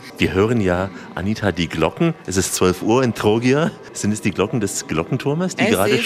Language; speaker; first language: German; native; German